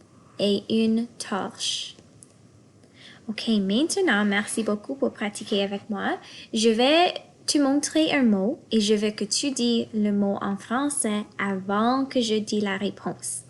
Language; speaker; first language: French; non-native, fluent; English